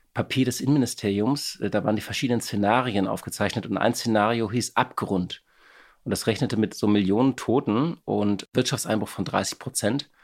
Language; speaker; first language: German; native; German